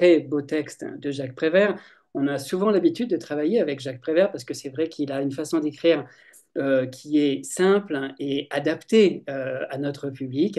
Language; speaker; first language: French; native; French